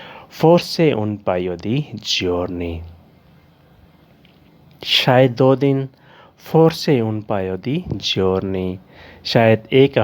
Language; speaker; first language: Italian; non-native, learner; Urdu